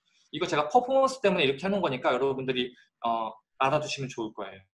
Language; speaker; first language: Korean; native; Korean